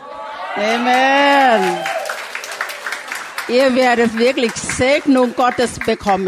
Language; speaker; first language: German; non-native, fluent; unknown